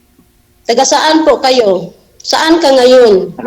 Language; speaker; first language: Filipino; non-native, local second language; Cebuano